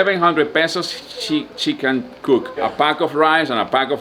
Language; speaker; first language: English; non-native, learner; Spanish